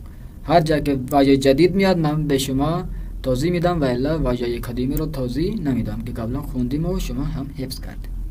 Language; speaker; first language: Persian; non-native, fluent; Urdu